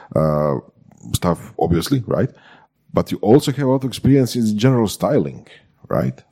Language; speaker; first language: English; non-native, fluent; Croatian